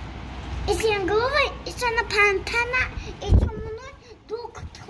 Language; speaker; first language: Russian; early bilingual, other home language; Tajik